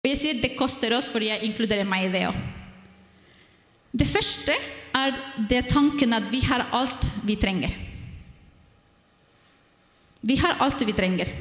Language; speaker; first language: Norwegian; non-native, fluent; Spanish